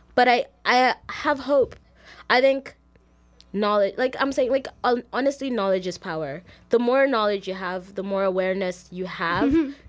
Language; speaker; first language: English; non-native, local second language; Shona